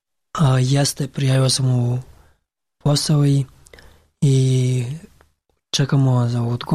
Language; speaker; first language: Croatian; non-native, learner; Pashto